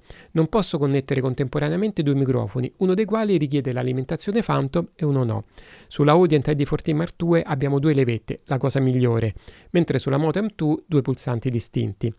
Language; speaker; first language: Italian; native; Italian